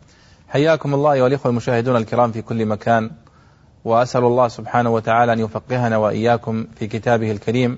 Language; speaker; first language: Arabic; native; Arabic